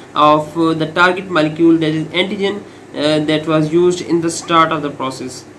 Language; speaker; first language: English; non-native, local second language; Urdu